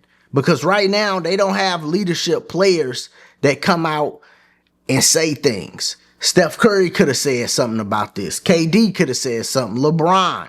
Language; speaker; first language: English; native; English